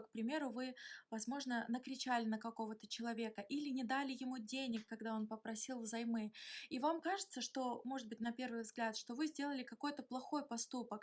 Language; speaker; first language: Russian; native; Russian